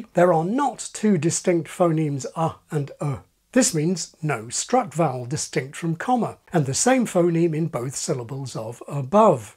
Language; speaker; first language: English; native; English